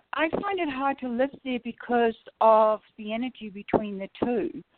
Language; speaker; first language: English; native; English